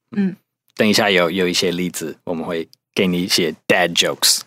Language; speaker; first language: Chinese; non-native, fluent; English